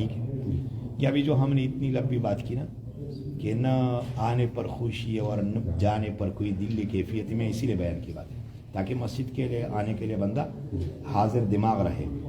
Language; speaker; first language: Urdu; non-native, local second language; Pashto